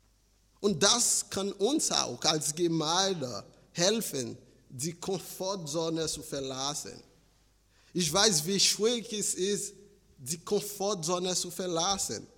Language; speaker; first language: German; non-native, fluent; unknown